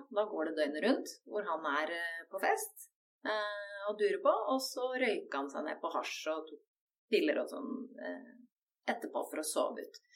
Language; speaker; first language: Norwegian; native; Norwegian